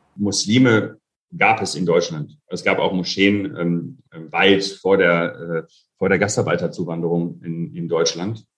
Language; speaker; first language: German; early bilingual, other home language; Arabic